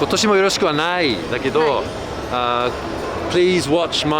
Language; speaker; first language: Japanese; non-native, fluent; English